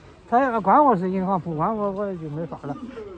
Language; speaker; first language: Chinese; native; Chinese